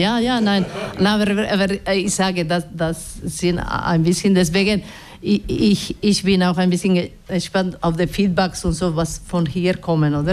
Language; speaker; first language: German; non-native, learner; Basque